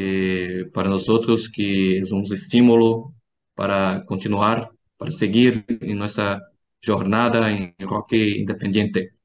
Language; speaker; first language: Spanish; non-native, fluent; Portuguese